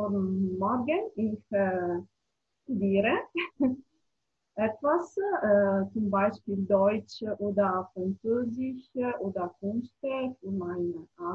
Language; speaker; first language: German; non-native, learner; Italian